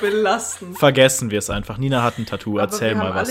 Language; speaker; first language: German; native; German